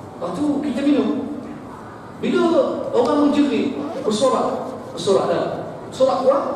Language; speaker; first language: Malay; non-native, fluent; Arabic